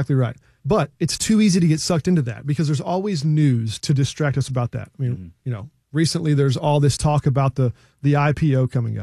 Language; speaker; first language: English; native; English